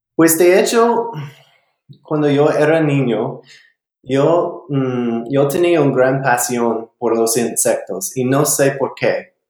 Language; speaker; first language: Spanish; non-native, learner; English